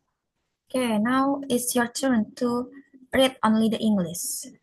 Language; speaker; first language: English; non-native, fluent; Indonesian